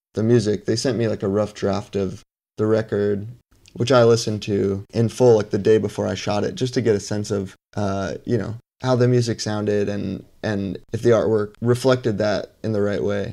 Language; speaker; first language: English; native; English